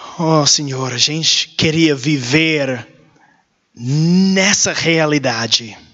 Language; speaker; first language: Portuguese; non-native, learner; English